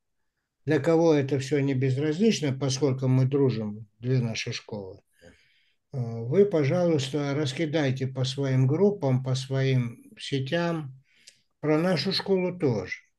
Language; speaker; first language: Russian; native; Russian